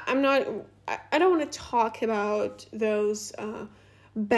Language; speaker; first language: English; non-native, fluent; Russian